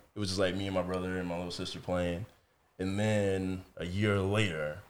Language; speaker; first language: English; early bilingual, other home language; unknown